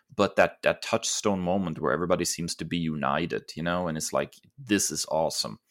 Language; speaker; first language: English; early bilingual, other home language; German